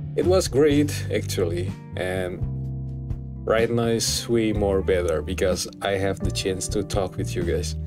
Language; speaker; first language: English; non-native, learner; Indonesian